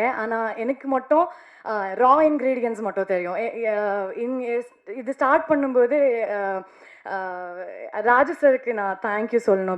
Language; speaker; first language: Tamil; non-native, learner; Kannada